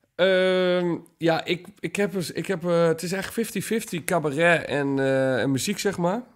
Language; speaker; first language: Dutch; native; Dutch